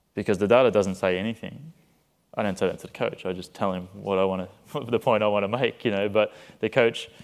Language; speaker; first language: English; native; English